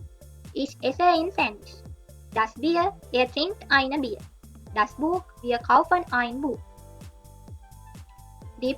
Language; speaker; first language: German; non-native, learner; Sinhala